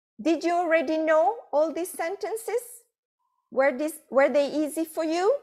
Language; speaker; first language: English; non-native, fluent; Italian